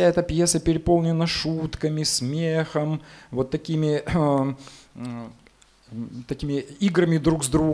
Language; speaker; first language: Russian; native; Russian